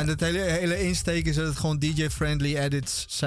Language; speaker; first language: Dutch; native; Dutch